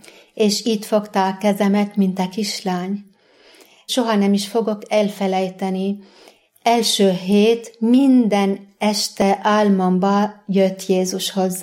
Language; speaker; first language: Hungarian; non-native, fluent; Arabic